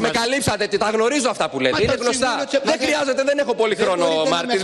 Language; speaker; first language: Greek; native; Greek